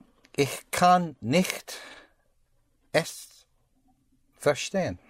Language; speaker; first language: German; non-native, learner; English